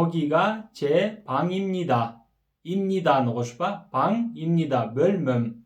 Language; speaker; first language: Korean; non-native, fluent; Kyrgyz